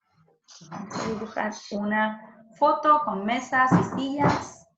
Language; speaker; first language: Spanish; early bilingual, heritage; Spanish